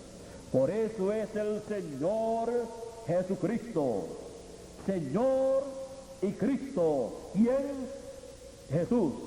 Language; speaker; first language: Spanish; native; Spanish